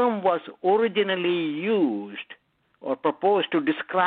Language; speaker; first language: English; non-native, local second language; Malayalam